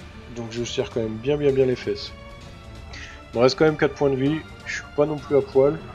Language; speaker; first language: French; native; French